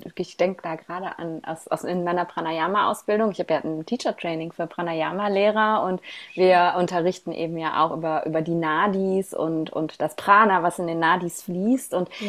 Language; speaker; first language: German; native; German